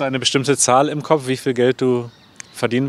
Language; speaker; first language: German; native; German